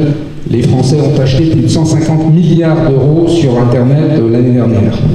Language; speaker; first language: French; native; French